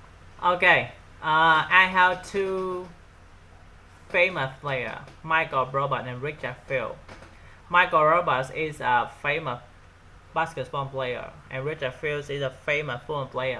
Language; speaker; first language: English; non-native, learner; Vietnamese